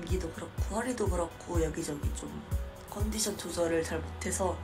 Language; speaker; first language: Korean; native; Korean